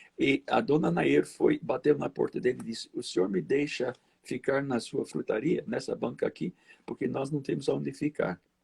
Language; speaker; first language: Portuguese; non-native, fluent; English